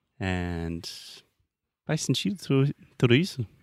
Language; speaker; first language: Portuguese; non-native, fluent; English